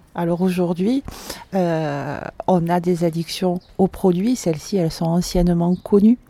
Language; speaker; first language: French; native; French